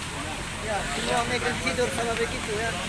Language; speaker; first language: Indonesian; non-native, learner; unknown